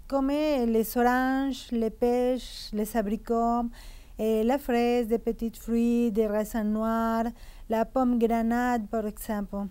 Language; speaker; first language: French; non-native, fluent; Spanish